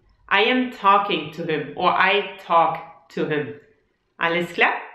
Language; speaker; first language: English; non-native, fluent; German